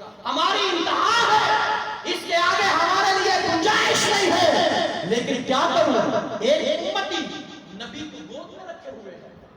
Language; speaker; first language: Urdu; native; Urdu